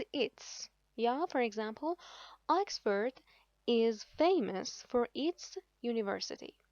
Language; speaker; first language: English; non-native, fluent; Persian